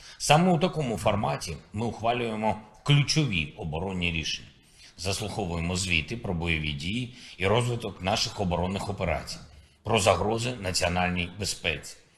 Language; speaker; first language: Ukrainian; native; Ukrainian